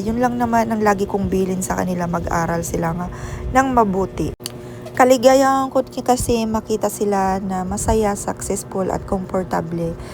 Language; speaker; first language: Filipino; non-native, local second language; Waray